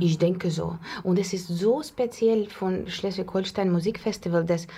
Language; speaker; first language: German; non-native, fluent; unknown